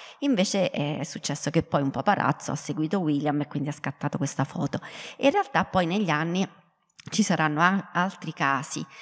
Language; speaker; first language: Italian; native; Italian